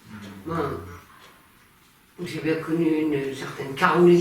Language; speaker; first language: French; native; French